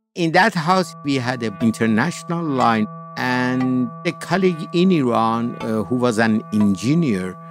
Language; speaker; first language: English; non-native, fluent; Persian